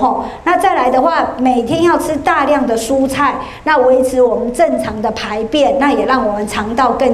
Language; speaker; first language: Chinese; native; Chinese